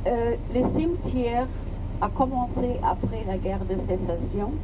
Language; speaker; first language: French; non-native, fluent; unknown